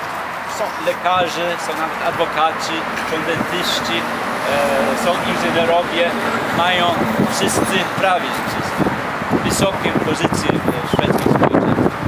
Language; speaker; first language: Polish; non-native, fluent; Swedish